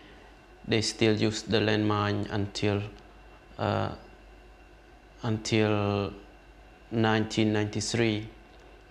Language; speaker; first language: English; non-native, learner; Khmer